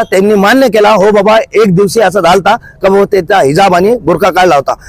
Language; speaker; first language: Marathi; non-native, local second language; Urdu